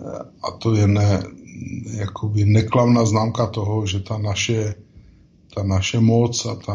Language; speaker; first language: Czech; native; Czech